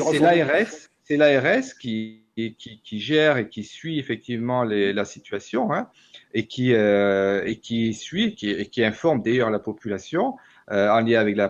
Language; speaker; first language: French; native; French